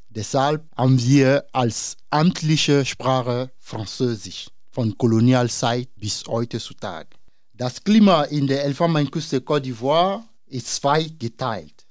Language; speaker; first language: German; non-native, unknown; Dyula